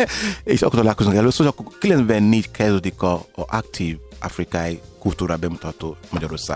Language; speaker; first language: Hungarian; non-native, learner; Yoruba